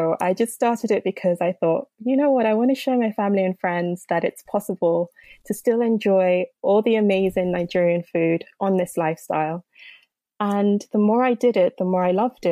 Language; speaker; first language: English; non-native, local second language; Yoruba